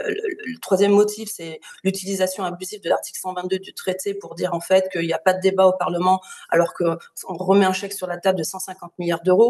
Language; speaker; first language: French; native; French